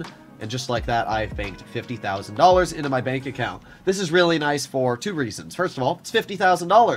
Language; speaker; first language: English; native; English